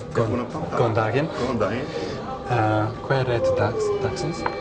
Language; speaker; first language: Icelandic; non-native, learner; English